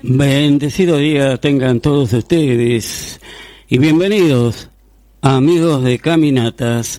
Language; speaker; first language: Spanish; native; Spanish